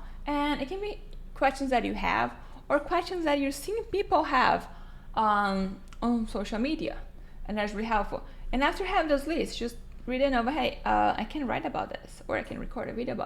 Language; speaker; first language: English; non-native, fluent; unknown